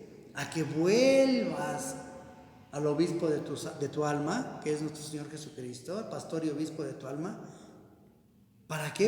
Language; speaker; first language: Spanish; native; Spanish